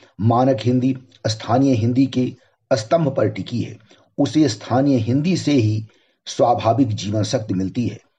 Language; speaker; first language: Hindi; native; Hindi